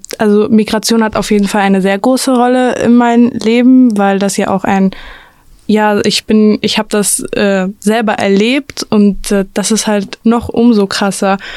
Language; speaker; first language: German; early bilingual, other home language; Arabic